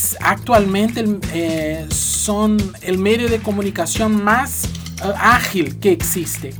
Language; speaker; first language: Spanish; non-native, fluent; Portuguese